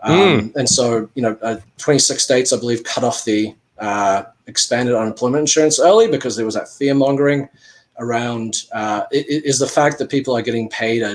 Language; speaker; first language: English; native; English